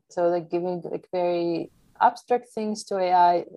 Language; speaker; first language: English; non-native, fluent; Polish